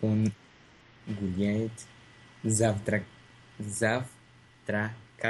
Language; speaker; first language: Russian; non-native, learner; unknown